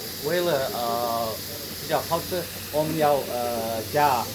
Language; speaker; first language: Chinese; non-native, learner; Kyrgyz